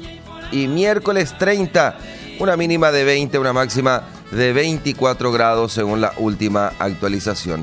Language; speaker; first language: Spanish; native; Spanish